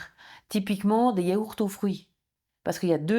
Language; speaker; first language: French; native; French